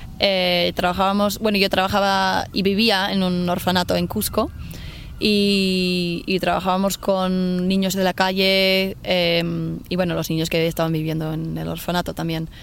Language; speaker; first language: Spanish; non-native, fluent; English